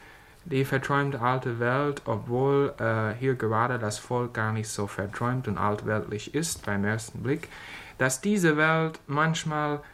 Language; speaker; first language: German; non-native, fluent; English